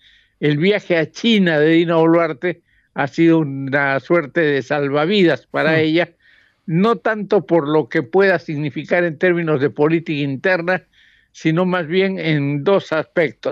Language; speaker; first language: Spanish; native; Spanish